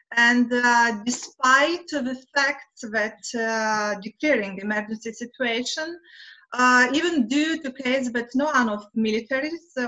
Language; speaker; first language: English; non-native, learner; Romanian